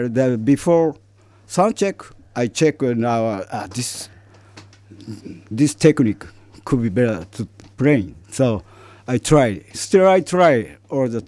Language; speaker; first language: English; non-native, fluent; Japanese